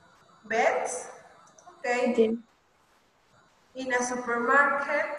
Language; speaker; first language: English; non-native, fluent; Spanish